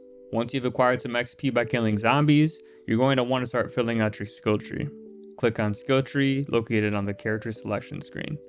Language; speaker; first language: English; native; English